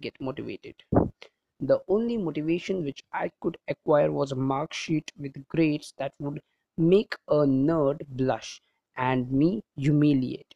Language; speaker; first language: English; non-native, local second language; Hindi